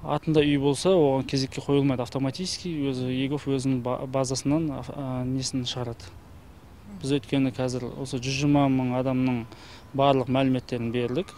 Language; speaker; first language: Kazakh; native; Kazakh